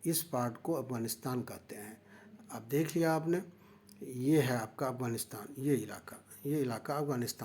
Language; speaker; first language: Hindi; native; Hindi